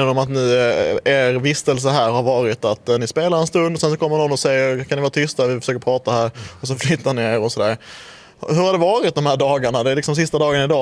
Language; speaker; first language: Swedish; native; Swedish